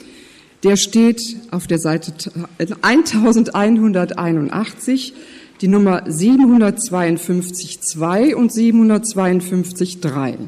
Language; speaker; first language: German; native; German